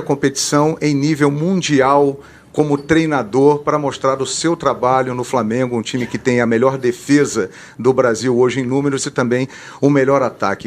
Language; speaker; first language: Portuguese; native; Portuguese